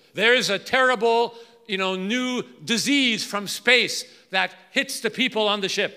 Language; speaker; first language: English; native; English